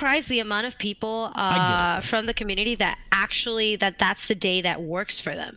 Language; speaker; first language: English; non-native, fluent; Spanish